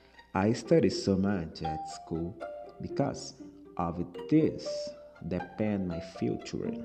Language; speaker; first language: English; non-native, learner; Portuguese